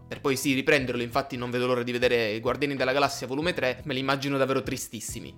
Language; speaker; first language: Italian; native; Italian